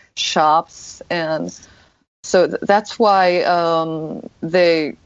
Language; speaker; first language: English; non-native, fluent; Japanese